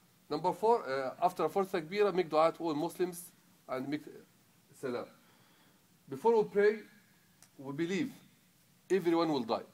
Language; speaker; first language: English; non-native, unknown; Arabic